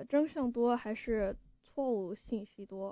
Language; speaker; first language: Chinese; early bilingual, heritage; Chinese